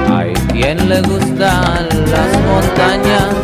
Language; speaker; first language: Spanish; early bilingual, heritage; Spanish